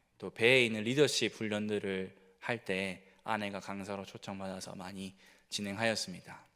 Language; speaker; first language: Korean; native; Korean